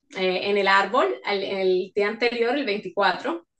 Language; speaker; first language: Spanish; native; Spanish